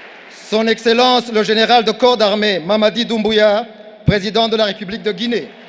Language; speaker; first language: French; non-native, local second language; Kinyarwanda